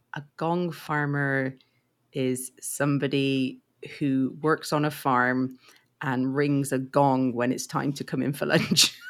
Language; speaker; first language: English; native; English